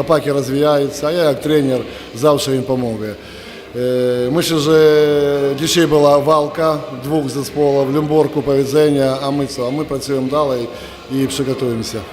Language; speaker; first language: Polish; non-native, learner; Ukrainian